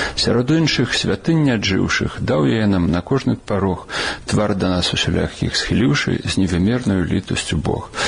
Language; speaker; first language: Belarusian; native; Belarusian